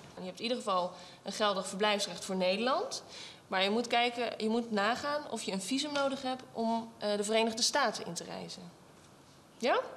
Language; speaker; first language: Dutch; native; Dutch